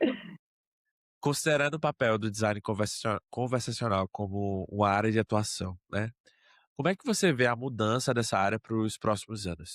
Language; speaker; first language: Portuguese; native; Portuguese